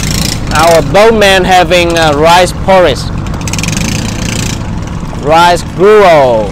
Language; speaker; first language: English; non-native, fluent; Vietnamese